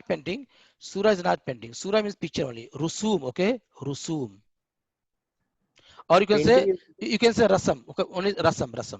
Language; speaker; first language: English; non-native, learner; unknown